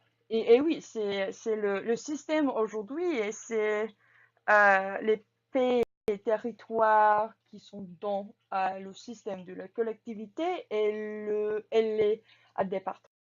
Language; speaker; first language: French; non-native, learner; English